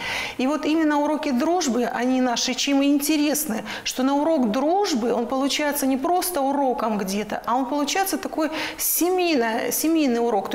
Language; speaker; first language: Russian; native; Russian